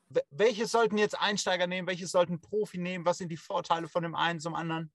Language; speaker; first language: German; native; German